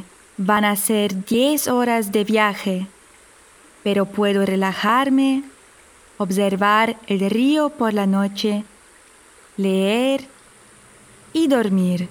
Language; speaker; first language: Spanish; non-native, fluent; German